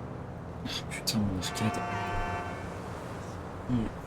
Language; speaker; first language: French; native; French